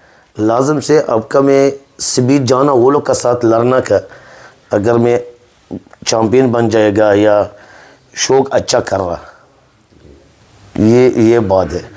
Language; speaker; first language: Hindi; non-native, learner; Arabic